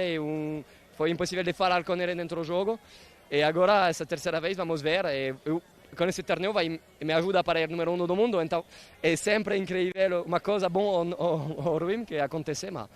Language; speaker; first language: Portuguese; non-native, fluent; Italian